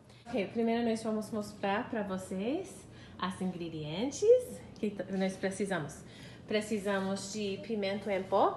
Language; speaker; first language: Portuguese; non-native, learner; English